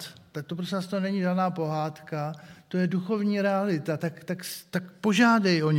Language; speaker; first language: Czech; native; Czech